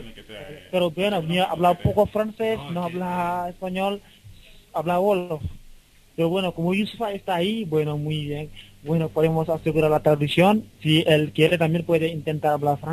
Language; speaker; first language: Spanish; non-native, learner; Wolof